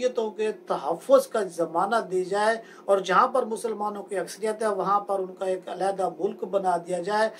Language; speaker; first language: Urdu; native; Urdu